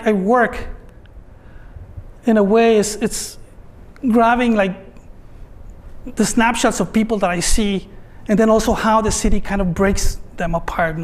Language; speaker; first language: English; non-native, fluent; Spanish